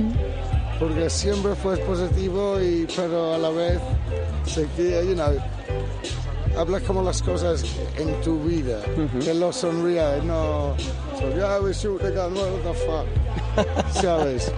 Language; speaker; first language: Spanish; non-native, fluent; English